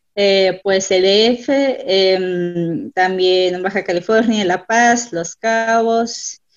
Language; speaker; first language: Spanish; non-native, fluent; German